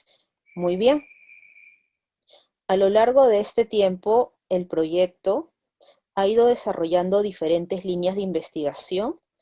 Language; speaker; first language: Spanish; native; Spanish